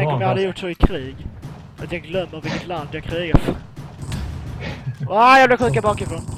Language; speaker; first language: Swedish; native; Swedish